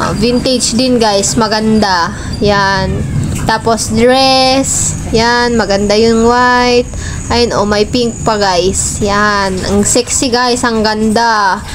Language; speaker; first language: Filipino; non-native, local second language; Iloko